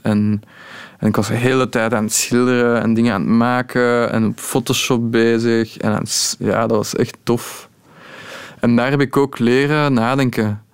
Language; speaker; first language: Dutch; native; Dutch